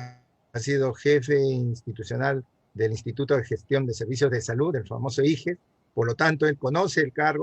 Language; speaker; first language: Spanish; native; Spanish